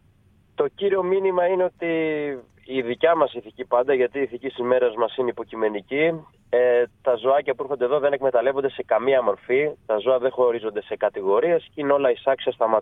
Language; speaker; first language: Greek; native; Greek